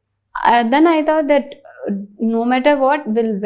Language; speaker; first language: Telugu; non-native, learner; Tamil